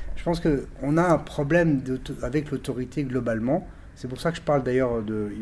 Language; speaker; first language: French; native; French